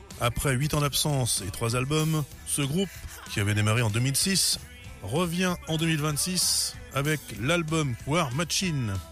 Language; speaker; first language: French; native; French